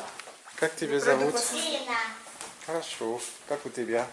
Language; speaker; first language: Russian; non-native, learner; French